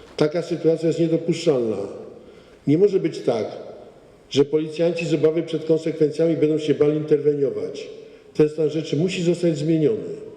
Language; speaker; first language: Polish; native; Polish